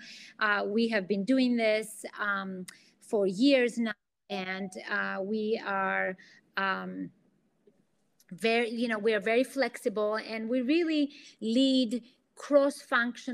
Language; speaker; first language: English; non-native, fluent; Greek